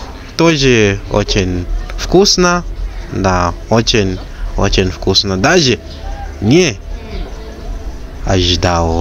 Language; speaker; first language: Russian; non-native, learner; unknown